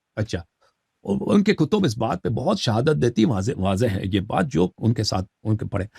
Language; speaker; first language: Urdu; early bilingual, heritage; Urdu